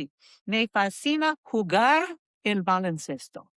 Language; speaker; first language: Spanish; non-native, learner; English